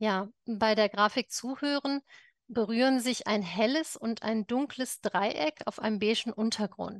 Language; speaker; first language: German; native; German